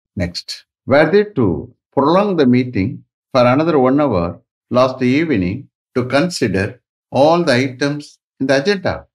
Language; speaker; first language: English; non-native, local second language; Tamil